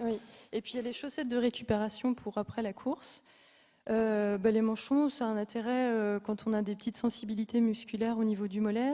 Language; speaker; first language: French; native; French